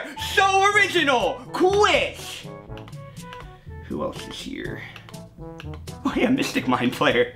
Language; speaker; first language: English; native; English